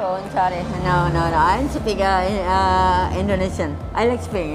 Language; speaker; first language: English; non-native, learner; Thai